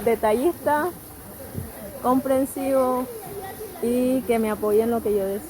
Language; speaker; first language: Spanish; native; Spanish